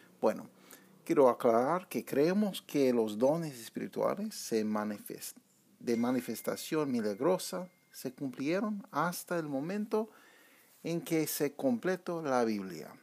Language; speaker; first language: Spanish; non-native, fluent; English